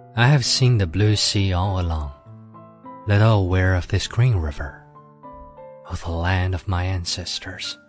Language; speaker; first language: English; non-native, fluent; Chinese